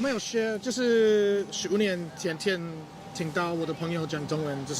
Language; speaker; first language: Chinese; non-native, learner; English